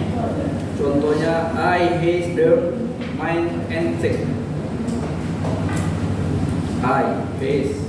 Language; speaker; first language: English; non-native, learner; Indonesian